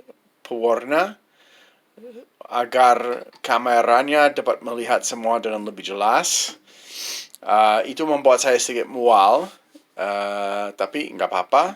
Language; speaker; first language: Indonesian; non-native, fluent; English